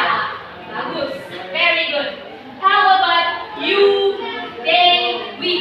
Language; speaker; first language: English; non-native, learner; Indonesian